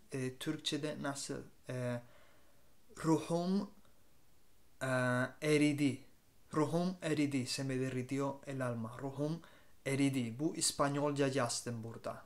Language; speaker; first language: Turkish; non-native, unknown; Spanish